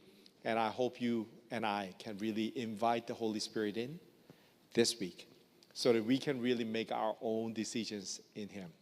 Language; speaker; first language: English; non-native, fluent; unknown